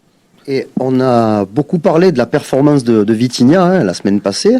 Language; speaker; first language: French; native; French